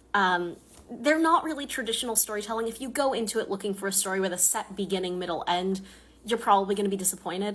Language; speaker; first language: English; native; English